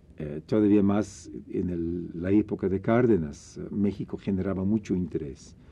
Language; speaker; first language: Spanish; non-native, fluent; English